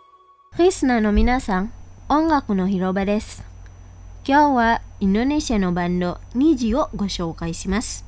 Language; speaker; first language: Japanese; non-native, fluent; Indonesian